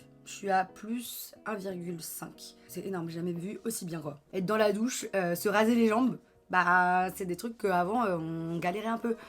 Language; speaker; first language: French; native; French